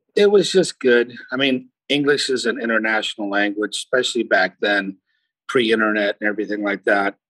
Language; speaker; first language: English; early bilingual, other home language; Portuguese